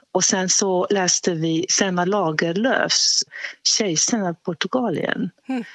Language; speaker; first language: Swedish; non-native, fluent; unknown